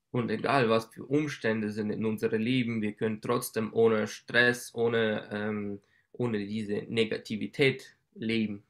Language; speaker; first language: German; non-native, learner; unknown